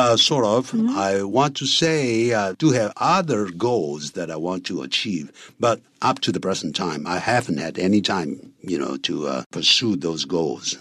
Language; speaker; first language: English; non-native, fluent; Chinese